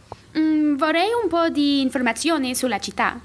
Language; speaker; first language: Italian; non-native, learner; English